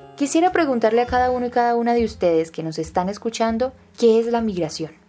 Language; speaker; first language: Spanish; native; Spanish